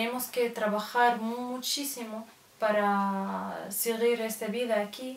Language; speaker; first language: Spanish; non-native, learner; Arabic